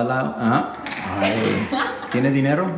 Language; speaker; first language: Spanish; non-native, learner; English